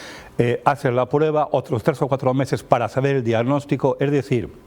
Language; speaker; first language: Spanish; native; Spanish